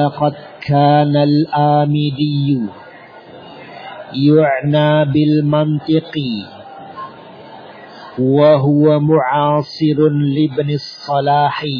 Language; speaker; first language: Arabic; non-native, fluent; Indonesian